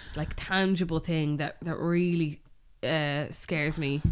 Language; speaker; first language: English; native; English